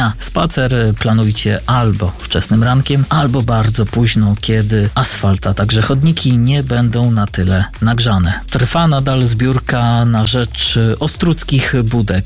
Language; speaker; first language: Polish; native; Polish